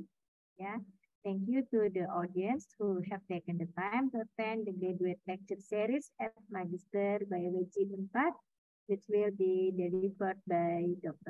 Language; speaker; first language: English; non-native, fluent; Indonesian